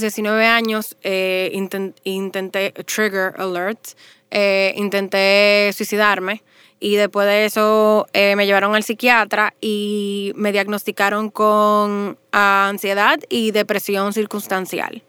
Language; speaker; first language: Spanish; native; Spanish